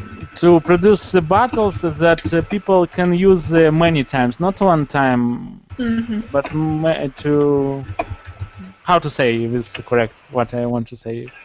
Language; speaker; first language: English; non-native, learner; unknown